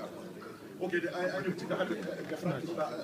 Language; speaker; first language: German; non-native, learner; Hausa